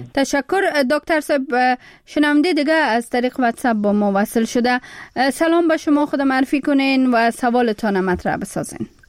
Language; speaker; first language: Persian; native; Persian